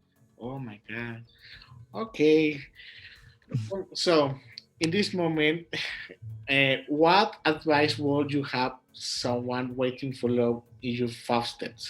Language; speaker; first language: English; non-native, learner; Spanish